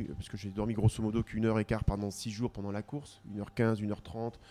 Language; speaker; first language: French; native; French